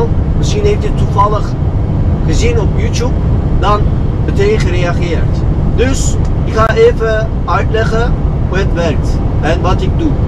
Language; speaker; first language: Dutch; non-native, fluent; Turkish